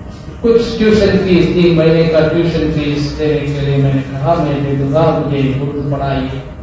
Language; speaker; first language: Hindi; non-native, local second language; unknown